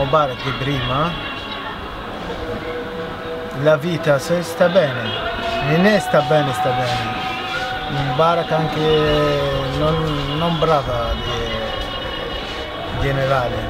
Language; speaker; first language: Italian; non-native, learner; Arabic